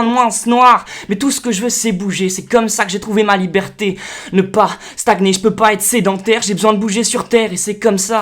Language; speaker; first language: French; native; French